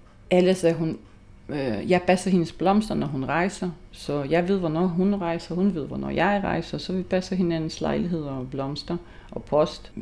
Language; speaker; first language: Danish; non-native, fluent; Lithuanian